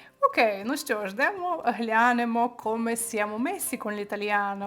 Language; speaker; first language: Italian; non-native, fluent; Ukrainian